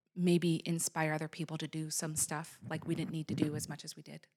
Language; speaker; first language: English; native; English